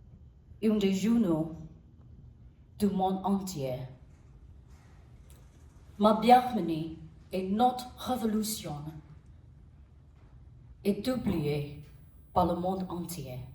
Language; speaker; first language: French; non-native, learner; Burmese